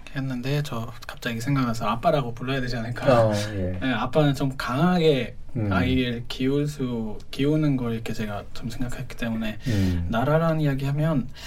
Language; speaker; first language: Korean; non-native, fluent; Arabic